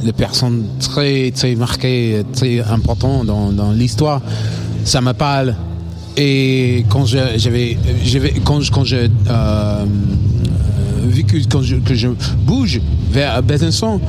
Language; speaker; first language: French; non-native, learner; English